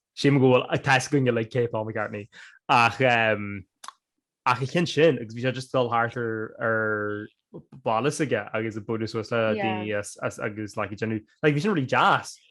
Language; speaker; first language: Irish; native; Irish